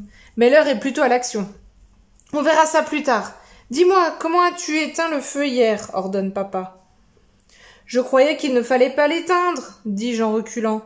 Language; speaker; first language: French; native; French